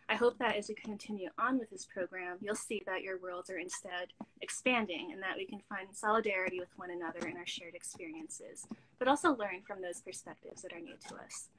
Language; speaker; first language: English; native; English